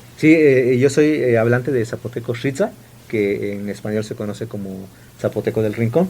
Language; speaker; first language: Spanish; non-native, local second language; Zapotec